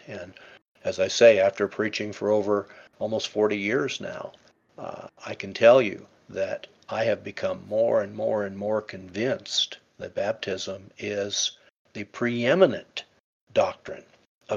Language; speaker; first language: English; native; English